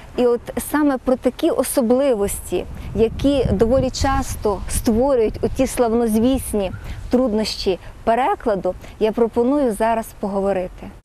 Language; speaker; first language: Ukrainian; native; Ukrainian